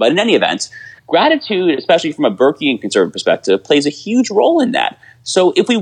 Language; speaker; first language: English; native; English